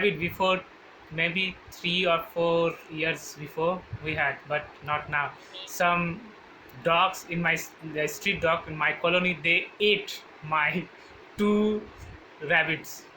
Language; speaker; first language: English; non-native, learner; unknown